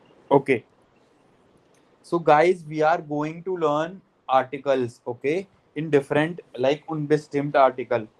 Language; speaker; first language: English; non-native, local second language; Hindi